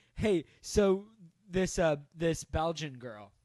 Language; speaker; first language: English; native; English